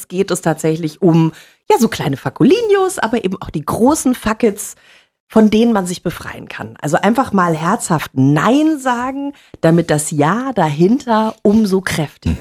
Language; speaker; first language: German; native; German